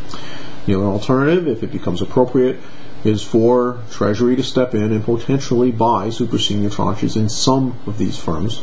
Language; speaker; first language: English; native; English